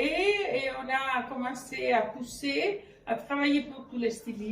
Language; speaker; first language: French; non-native, fluent; Italian